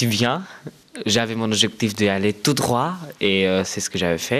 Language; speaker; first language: French; non-native, fluent; Romanian